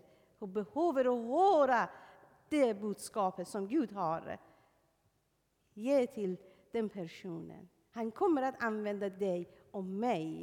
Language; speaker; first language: Swedish; non-native, fluent; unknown